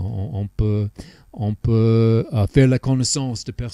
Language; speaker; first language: French; non-native, fluent; English